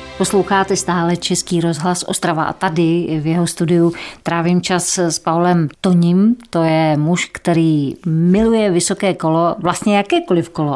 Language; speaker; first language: Czech; native; Czech